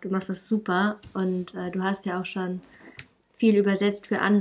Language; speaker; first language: German; native; German